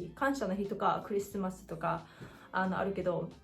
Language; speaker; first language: Japanese; non-native, fluent; English